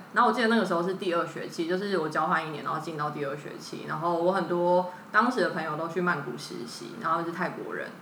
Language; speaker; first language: Chinese; native; Chinese